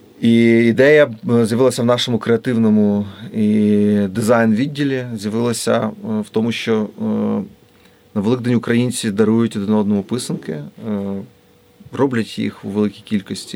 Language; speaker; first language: Ukrainian; native; Ukrainian